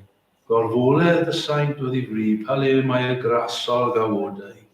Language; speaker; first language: Welsh; native; Welsh